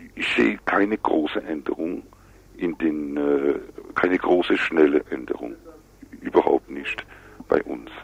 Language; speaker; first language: German; non-native, local second language; French